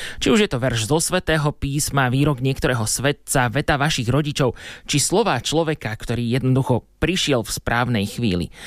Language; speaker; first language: Slovak; native; Slovak